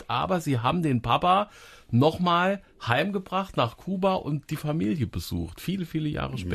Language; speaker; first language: German; native; German